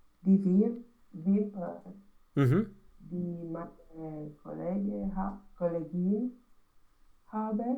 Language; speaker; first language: German; non-native, learner; Romanian